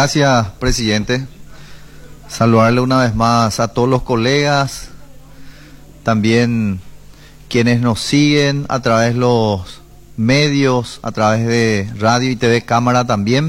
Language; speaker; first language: Spanish; native; Spanish